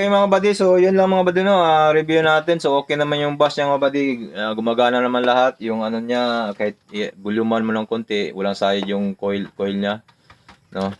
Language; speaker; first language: Filipino; non-native, local second language; Cebuano